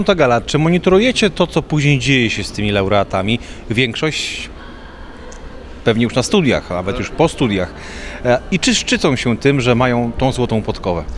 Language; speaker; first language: Polish; native; Polish